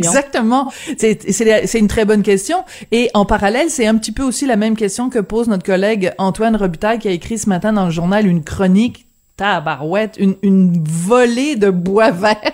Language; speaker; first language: French; native; French